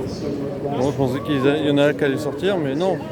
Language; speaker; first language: French; native; French